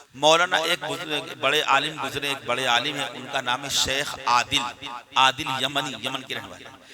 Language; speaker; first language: Urdu; native; Urdu